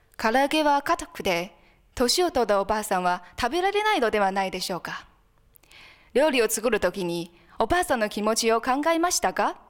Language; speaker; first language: Japanese; non-native, fluent; Chinese